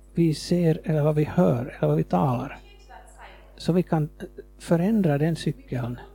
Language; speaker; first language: Swedish; non-native, fluent; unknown